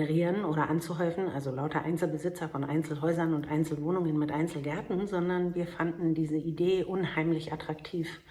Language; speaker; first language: German; native; German